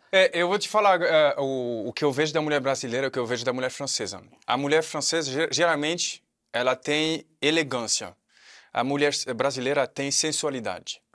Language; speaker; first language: Portuguese; non-native, fluent; French